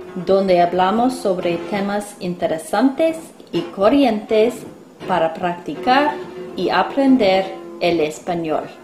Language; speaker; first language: Spanish; non-native, learner; English